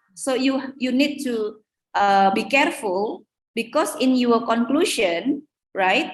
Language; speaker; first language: English; non-native, fluent; Indonesian